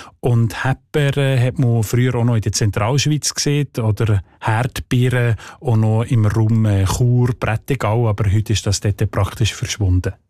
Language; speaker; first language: German; native; German